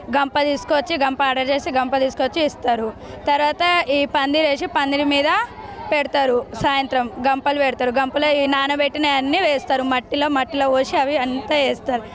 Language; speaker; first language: Telugu; non-native, local second language; Lambadi